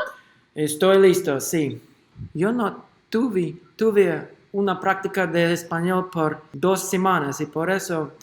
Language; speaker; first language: Spanish; non-native, learner; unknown